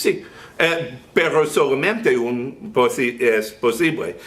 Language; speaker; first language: Spanish; non-native, learner; English